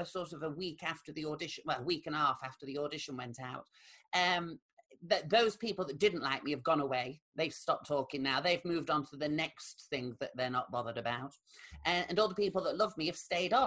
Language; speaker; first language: English; native; English